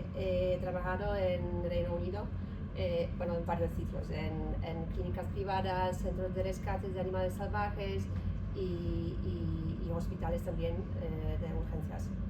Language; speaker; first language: Spanish; non-native, learner; Polish